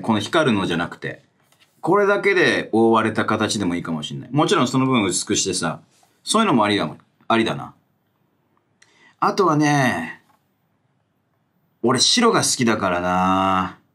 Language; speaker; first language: Japanese; native; Japanese